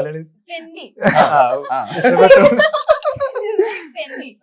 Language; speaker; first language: Malayalam; non-native, learner; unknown